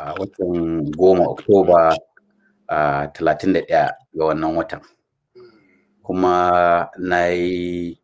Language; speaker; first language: Hausa; native; Hausa